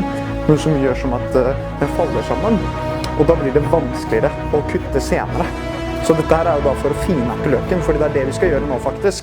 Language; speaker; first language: Norwegian; native; Norwegian